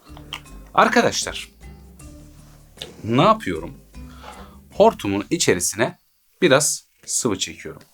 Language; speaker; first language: Turkish; native; Turkish